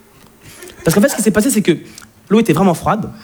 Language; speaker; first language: French; native; French